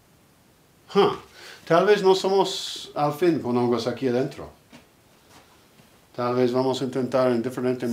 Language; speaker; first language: Spanish; non-native, learner; English